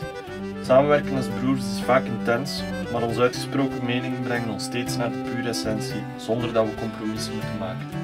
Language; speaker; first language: Dutch; native; Dutch